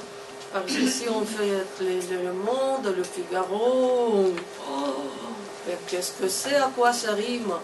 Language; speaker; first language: French; non-native, fluent; Russian